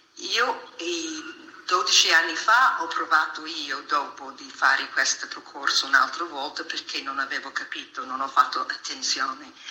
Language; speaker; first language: Italian; non-native, fluent; English